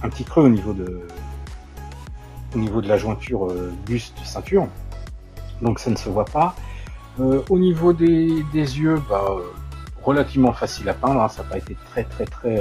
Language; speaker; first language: French; native; French